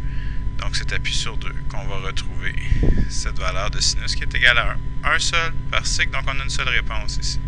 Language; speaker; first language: French; native; French